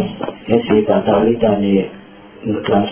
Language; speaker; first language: Spanish; non-native, learner; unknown